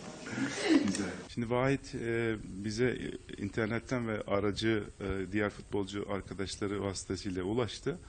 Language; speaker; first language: Turkish; native; Turkish